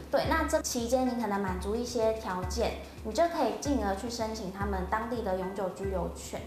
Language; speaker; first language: Chinese; native; Chinese